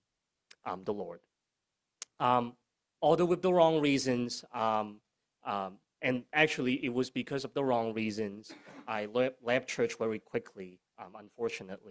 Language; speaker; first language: English; non-native, local second language; Cantonese